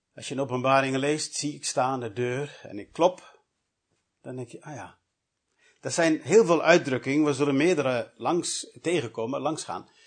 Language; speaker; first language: Dutch; early bilingual, other home language; English